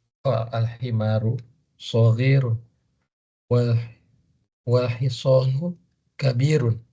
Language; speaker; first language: Arabic; non-native, learner; Indonesian